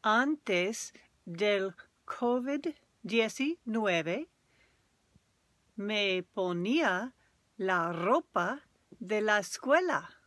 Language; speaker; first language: Spanish; non-native, fluent; English